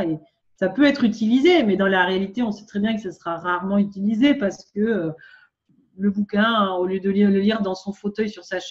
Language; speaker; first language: French; native; French